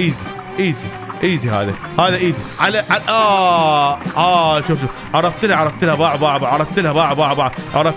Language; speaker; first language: Arabic; native; Arabic